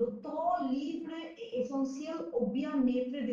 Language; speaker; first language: French; non-native, learner; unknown